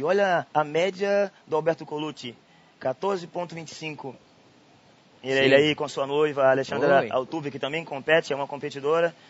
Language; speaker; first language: Portuguese; non-native, fluent; Spanish